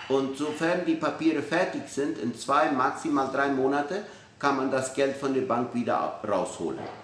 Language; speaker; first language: German; early bilingual, heritage; Spanish